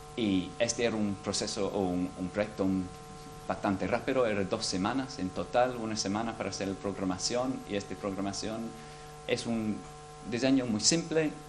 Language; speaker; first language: Spanish; non-native, fluent; English